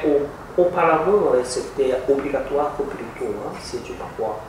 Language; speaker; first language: French; non-native, fluent; Japanese